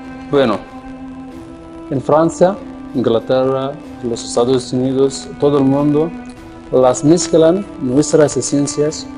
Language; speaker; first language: Spanish; non-native, fluent; Arabic